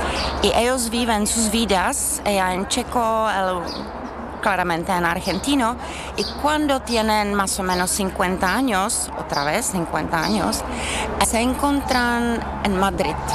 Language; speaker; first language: Spanish; non-native, learner; Czech